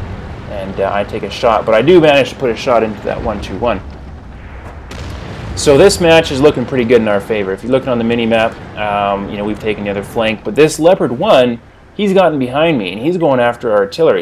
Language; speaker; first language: English; native; English